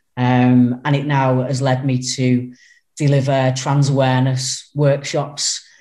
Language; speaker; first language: English; native; English